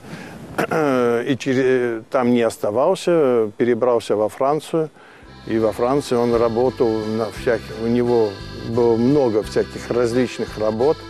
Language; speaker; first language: Russian; early bilingual, heritage; Russian